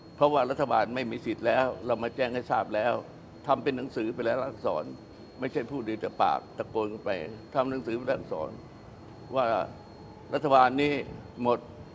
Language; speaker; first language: Thai; native; Thai